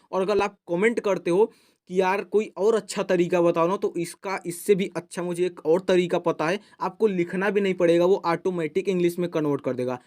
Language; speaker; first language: Hindi; native; Hindi